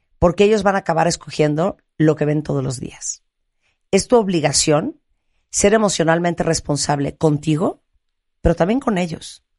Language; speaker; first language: Spanish; native; Spanish